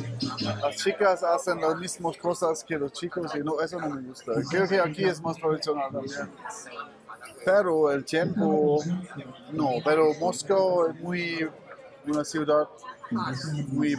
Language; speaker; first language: Spanish; non-native, learner; German